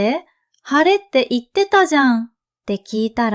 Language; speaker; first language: Japanese; non-native, fluent; Vietnamese